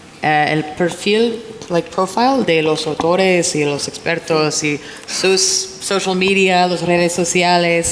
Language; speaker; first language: Spanish; non-native, fluent; English